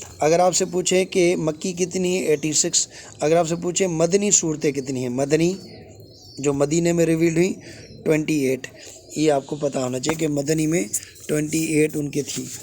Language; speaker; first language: Urdu; non-native, local second language; Sindhi